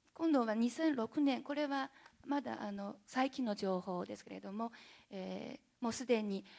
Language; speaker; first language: Japanese; non-native, fluent; Chinese